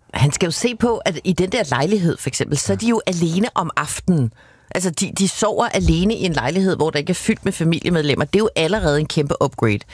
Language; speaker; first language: Danish; native; Danish